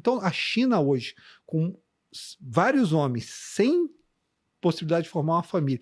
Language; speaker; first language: Portuguese; native; Portuguese